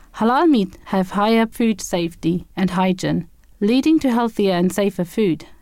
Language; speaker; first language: English; non-native, fluent; German